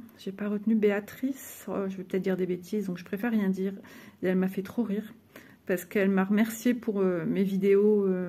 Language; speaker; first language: French; native; French